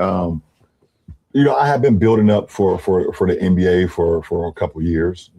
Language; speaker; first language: English; native; English